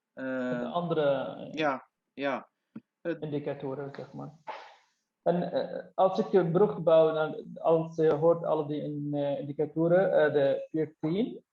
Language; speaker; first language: Dutch; non-native, fluent; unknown